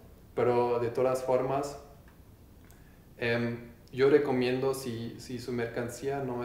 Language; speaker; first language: Spanish; non-native, learner; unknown